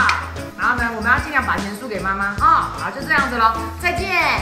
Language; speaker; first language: Chinese; native; Chinese